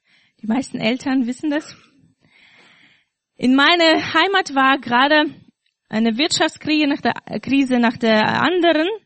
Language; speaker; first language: German; non-native, fluent; Russian